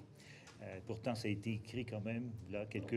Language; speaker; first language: French; native; French